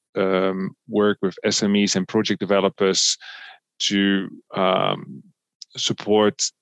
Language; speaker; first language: English; non-native, fluent; Dutch